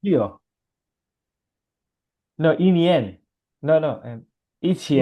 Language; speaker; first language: Chinese; non-native, learner; Hebrew